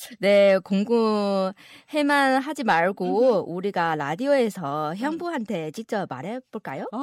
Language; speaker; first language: Korean; non-native, fluent; Chinese